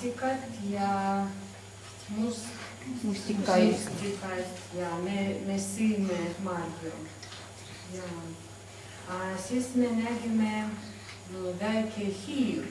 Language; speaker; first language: Estonian; non-native, learner; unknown